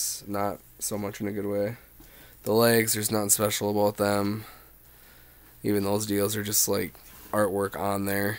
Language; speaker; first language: English; native; English